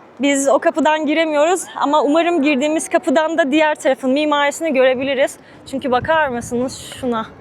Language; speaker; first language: Turkish; native; Turkish